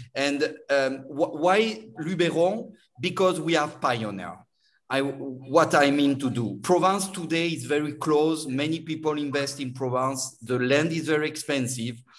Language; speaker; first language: English; non-native, learner; French